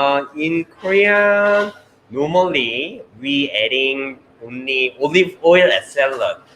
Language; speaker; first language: English; non-native, learner; Korean